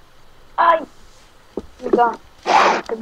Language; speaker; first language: French; native; French